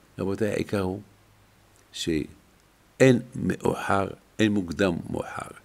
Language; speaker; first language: Hebrew; non-native, fluent; French